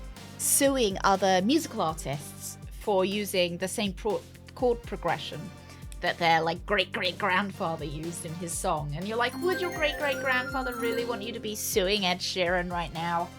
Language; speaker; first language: English; native; English